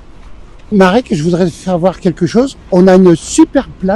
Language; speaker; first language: French; native; French